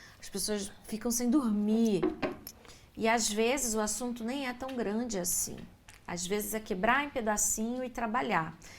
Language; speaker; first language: Portuguese; native; Portuguese